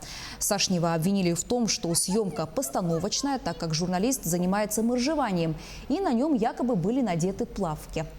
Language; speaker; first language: Russian; native; Russian